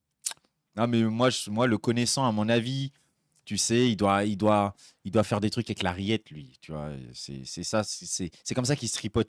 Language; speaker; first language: French; native; French